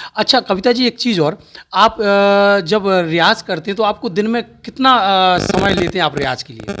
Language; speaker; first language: Hindi; native; Hindi